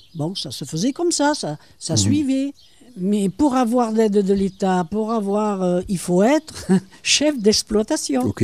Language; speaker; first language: French; native; French